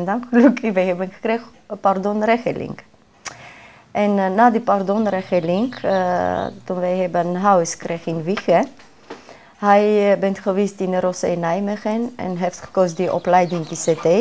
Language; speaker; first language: Dutch; non-native, learner; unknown